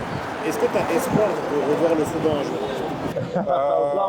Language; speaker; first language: French; native; French